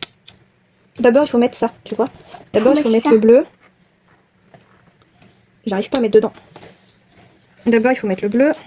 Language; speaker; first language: French; native; French